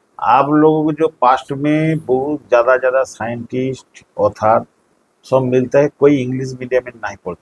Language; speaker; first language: Hindi; non-native, local second language; Bangla